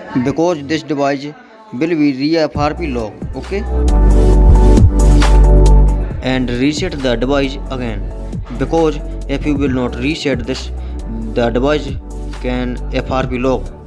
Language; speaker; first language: English; non-native, local second language; Hindi